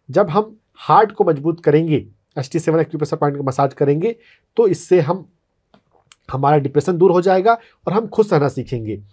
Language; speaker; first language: Hindi; native; Hindi